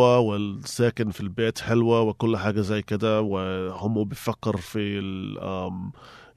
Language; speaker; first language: Arabic; early bilingual, heritage; Arabic